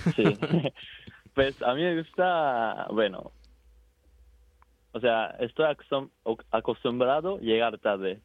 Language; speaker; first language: Spanish; non-native, fluent; Japanese